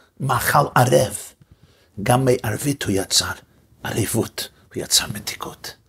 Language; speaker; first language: Hebrew; non-native, fluent; English